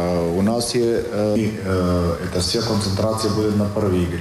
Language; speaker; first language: Russian; non-native, learner; Macedonian